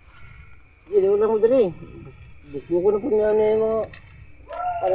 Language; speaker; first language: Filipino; non-native, local second language; Cebuano